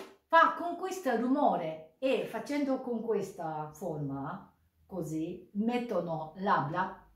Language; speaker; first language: Italian; non-native, learner; Japanese